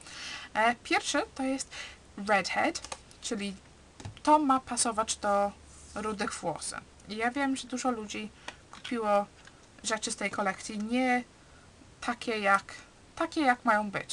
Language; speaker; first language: Polish; early bilingual, heritage; Polish